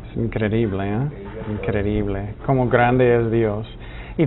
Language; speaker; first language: Spanish; non-native, fluent; English